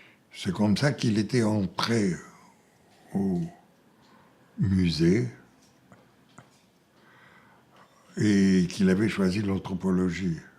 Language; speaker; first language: French; non-native, fluent; Bulgarian